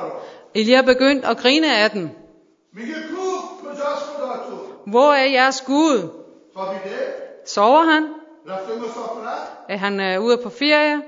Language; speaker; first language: Danish; non-native, fluent; Persian